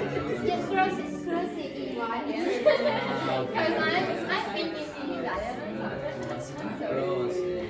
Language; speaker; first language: English; non-native, learner; Italian